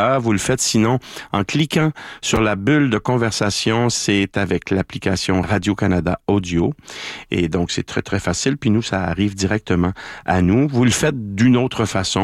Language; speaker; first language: French; native; French